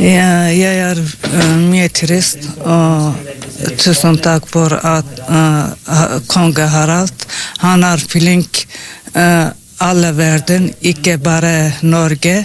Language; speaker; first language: Norwegian; non-native, learner; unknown